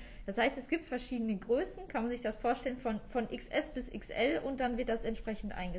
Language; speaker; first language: German; native; German